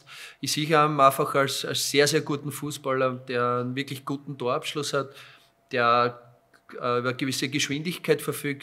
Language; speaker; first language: German; native; German